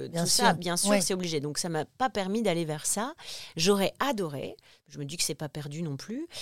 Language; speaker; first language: French; native; French